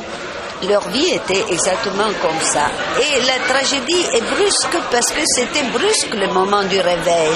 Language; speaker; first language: French; non-native, fluent; Italian